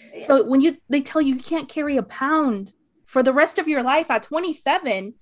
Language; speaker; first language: English; native; English